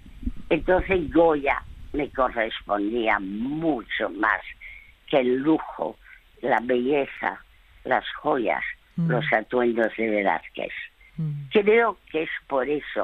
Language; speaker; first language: Spanish; early bilingual, other home language; French